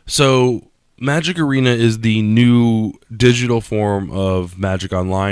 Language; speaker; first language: English; native; English